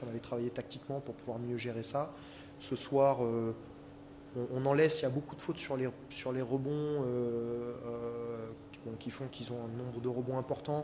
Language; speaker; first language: French; native; French